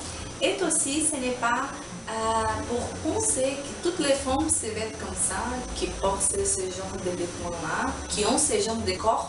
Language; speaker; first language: French; non-native, learner; Portuguese